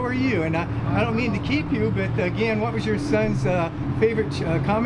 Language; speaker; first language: English; native; English